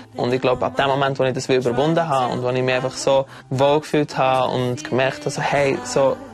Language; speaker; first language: German; native; German